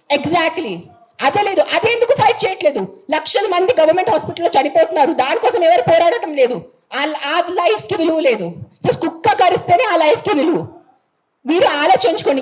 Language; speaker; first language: Telugu; non-native, fluent; Marathi